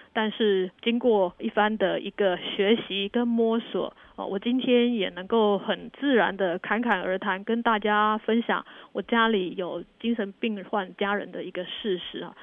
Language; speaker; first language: Chinese; native; Chinese